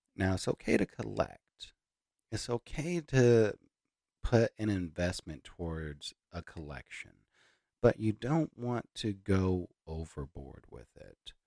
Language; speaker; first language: English; native; English